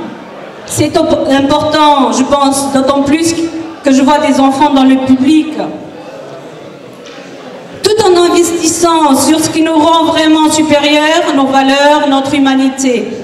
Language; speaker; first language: French; non-native, fluent; Portuguese